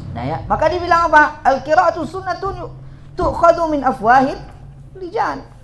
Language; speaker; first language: Malay; native; Malay